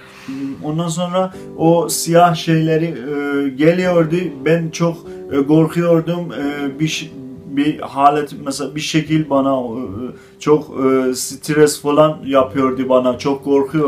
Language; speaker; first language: Turkish; non-native, learner; Azerbaijani